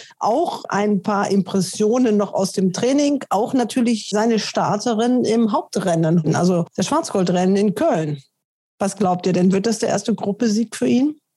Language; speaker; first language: German; native; German